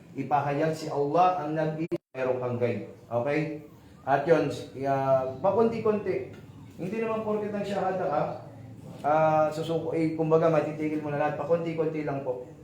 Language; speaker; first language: Filipino; native; Filipino